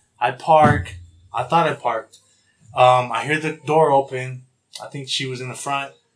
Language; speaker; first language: English; early bilingual, other home language; Spanish